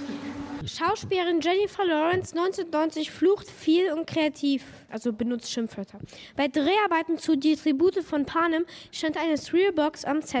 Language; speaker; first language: German; native; German